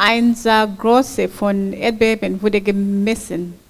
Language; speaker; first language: German; non-native, fluent; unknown